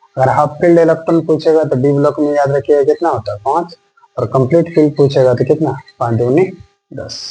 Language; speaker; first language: Hindi; native; Hindi